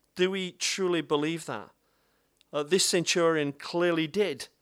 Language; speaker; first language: English; native; English